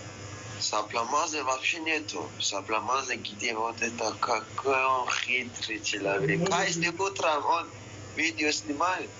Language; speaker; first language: Russian; non-native, learner; Persian